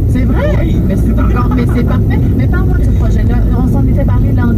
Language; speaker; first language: French; native; French